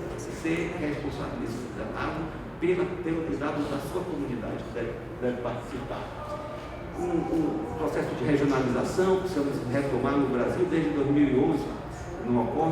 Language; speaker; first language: Portuguese; native; Portuguese